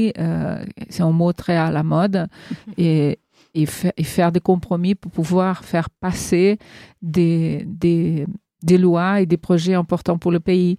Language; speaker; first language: French; non-native, fluent; Portuguese